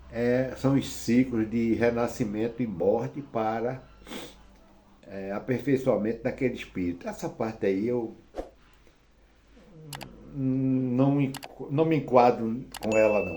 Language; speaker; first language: Portuguese; native; Portuguese